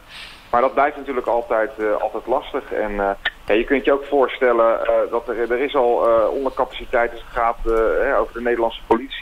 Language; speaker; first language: Dutch; native; Dutch